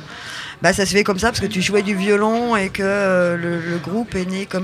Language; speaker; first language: French; native; French